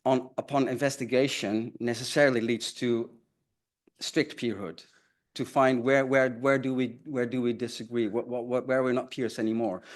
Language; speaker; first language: English; non-native, fluent; Dutch